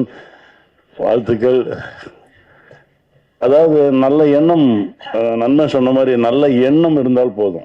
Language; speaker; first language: Tamil; native; Tamil